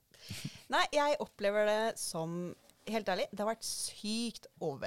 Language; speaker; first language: Norwegian; native; Norwegian